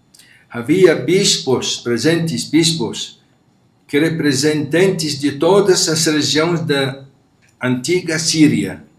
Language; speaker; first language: Portuguese; non-native, fluent; Arabic